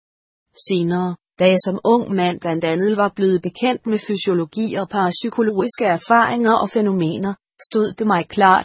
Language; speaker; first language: Danish; native; Danish